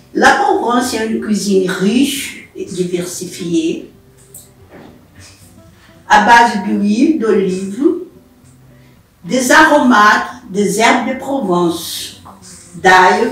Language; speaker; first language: French; non-native, learner; Portuguese